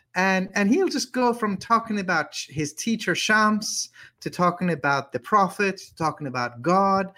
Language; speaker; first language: English; native; English